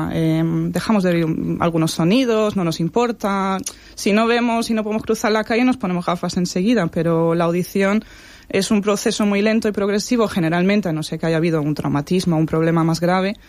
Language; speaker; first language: Spanish; native; Spanish